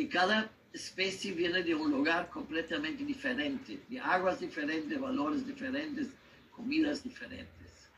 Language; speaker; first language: Spanish; non-native, learner; German